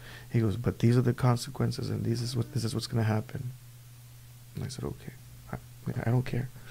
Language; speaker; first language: English; early bilingual, other home language; Spanish